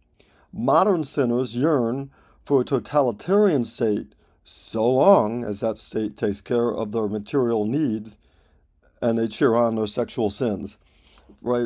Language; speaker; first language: English; native; English